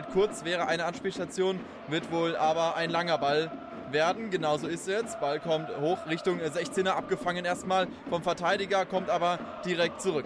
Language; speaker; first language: German; native; German